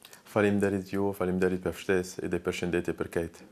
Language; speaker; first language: Albanian; non-native, learner; French